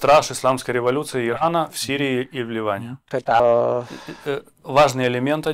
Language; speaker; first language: Russian; native; Russian